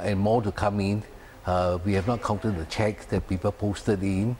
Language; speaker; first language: English; non-native, local second language; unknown